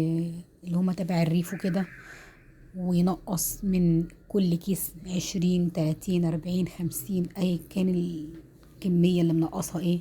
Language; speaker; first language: Arabic; native; Arabic